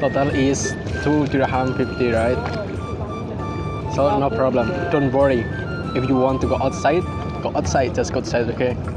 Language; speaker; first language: English; non-native, learner; Indonesian